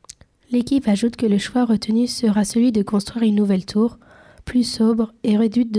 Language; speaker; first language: French; native; French